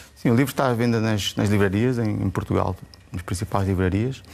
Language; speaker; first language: Portuguese; native; Portuguese